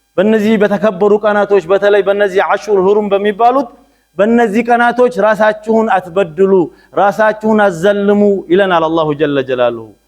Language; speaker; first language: Amharic; non-native, local second language; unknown